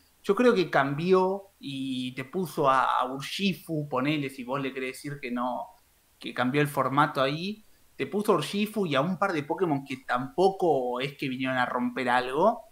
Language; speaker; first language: Spanish; native; Spanish